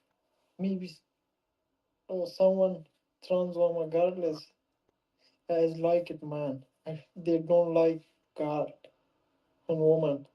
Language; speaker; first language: English; non-native, learner; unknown